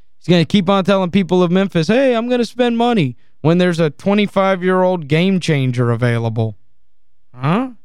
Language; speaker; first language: English; native; English